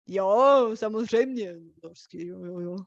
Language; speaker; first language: Czech; non-native, fluent; Bulgarian